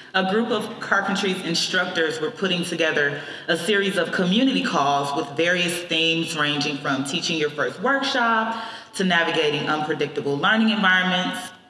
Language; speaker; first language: English; native; English